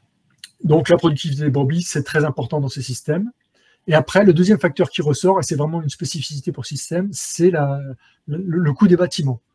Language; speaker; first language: French; native; French